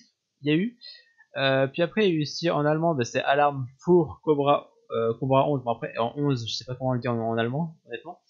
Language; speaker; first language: French; native; French